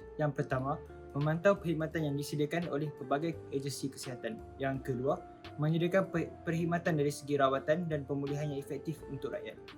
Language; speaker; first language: Malay; native; Malay